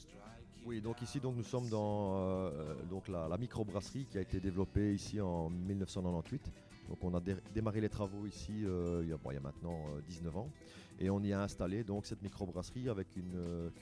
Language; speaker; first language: French; native; French